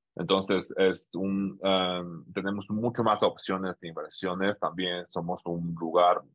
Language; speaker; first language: Spanish; non-native, fluent; Chinese